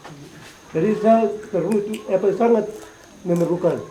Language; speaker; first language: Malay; non-native, local second language; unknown